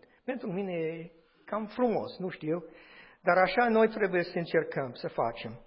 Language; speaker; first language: Romanian; non-native, fluent; English